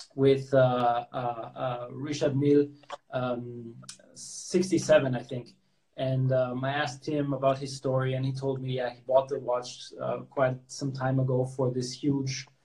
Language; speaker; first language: English; non-native, local second language; German